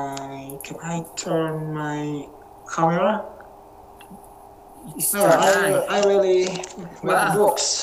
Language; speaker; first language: English; non-native, learner; Indonesian